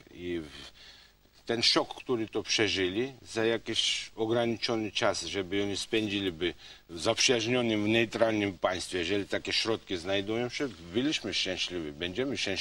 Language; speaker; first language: Polish; non-native, fluent; Georgian